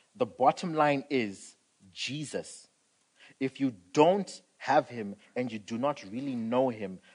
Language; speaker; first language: English; non-native, local second language; Shona